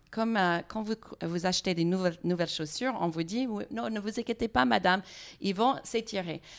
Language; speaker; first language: French; non-native, fluent; English